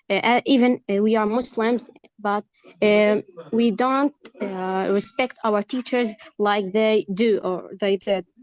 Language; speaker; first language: English; non-native, learner; Arabic